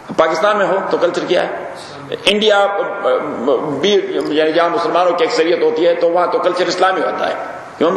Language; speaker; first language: Urdu; non-native, local second language; Pashto